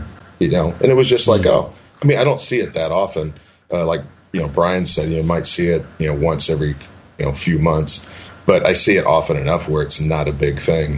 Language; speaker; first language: English; native; English